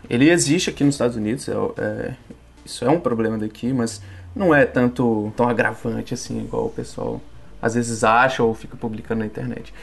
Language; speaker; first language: Portuguese; native; Portuguese